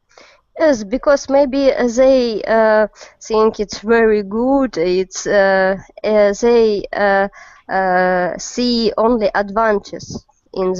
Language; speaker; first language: English; non-native, learner; Russian